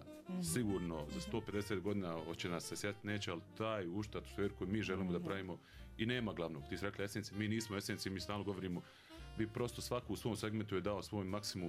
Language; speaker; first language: Serbian; native; Serbian